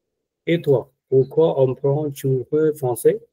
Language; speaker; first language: French; non-native, learner; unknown